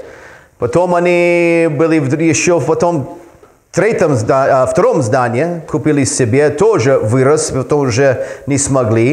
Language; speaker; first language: Russian; non-native, fluent; English